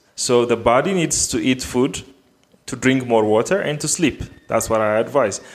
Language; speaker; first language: English; non-native, fluent; Amharic